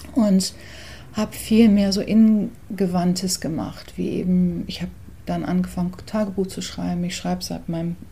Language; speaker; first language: German; early bilingual, other home language; English